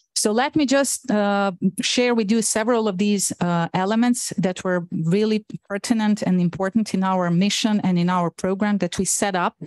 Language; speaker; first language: English; non-native, fluent; Bosnian